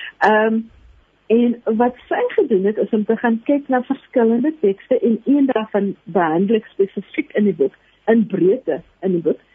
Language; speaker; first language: Afrikaans; native; Afrikaans